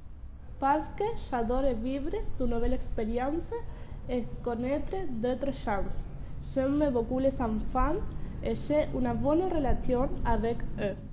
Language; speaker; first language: French; non-native, learner; Spanish